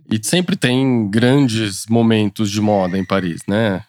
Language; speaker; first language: Portuguese; non-native, fluent; French